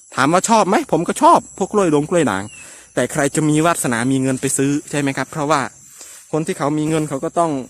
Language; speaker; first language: Thai; native; Thai